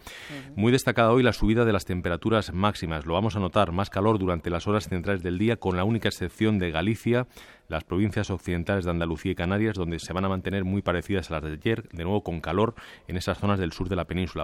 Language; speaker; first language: Spanish; native; Spanish